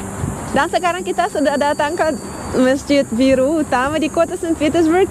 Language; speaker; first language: Indonesian; non-native, fluent; Russian